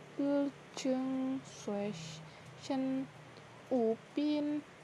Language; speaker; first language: Chinese; non-native, learner; Indonesian